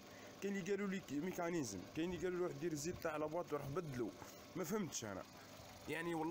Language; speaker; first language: Arabic; native; Arabic